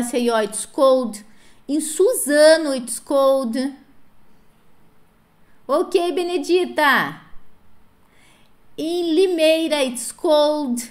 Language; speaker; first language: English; non-native, fluent; Portuguese